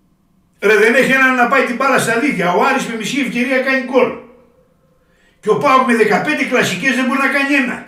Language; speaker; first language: Greek; native; Greek